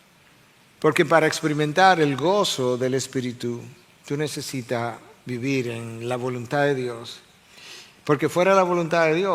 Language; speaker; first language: Spanish; native; Spanish